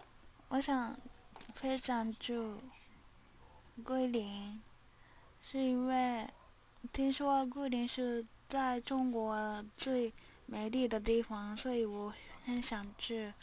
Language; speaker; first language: Chinese; non-native, learner; Japanese